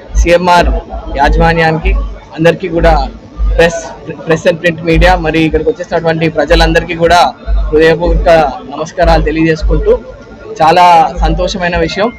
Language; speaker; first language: Telugu; native; Telugu